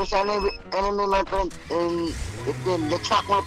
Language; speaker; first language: English; non-native, local second language; Cebuano